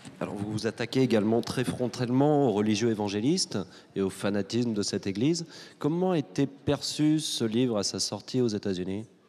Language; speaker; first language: French; native; French